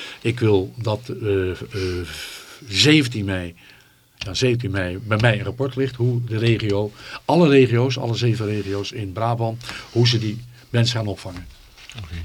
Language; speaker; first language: Dutch; native; Dutch